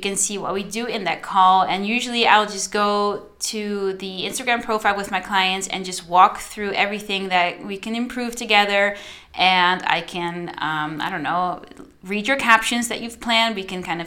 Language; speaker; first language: English; non-native, fluent; Dutch